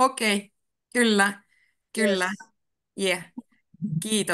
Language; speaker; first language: Finnish; native; Finnish